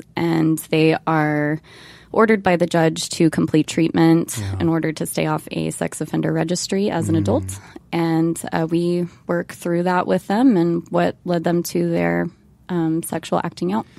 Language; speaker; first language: English; native; English